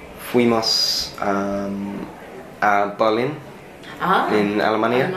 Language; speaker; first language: Spanish; non-native, learner; English